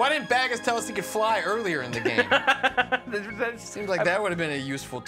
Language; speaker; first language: English; native; English